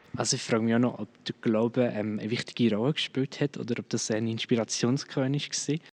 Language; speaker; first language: German; native; German